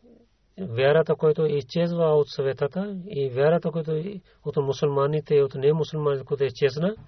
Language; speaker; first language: Bulgarian; non-native, learner; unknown